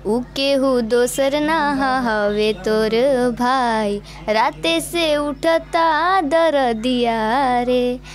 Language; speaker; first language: Hindi; non-native, local second language; Bhojpuri